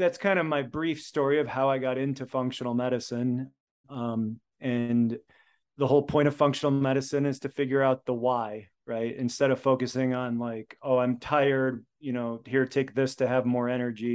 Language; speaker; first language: English; early bilingual, other home language; Polish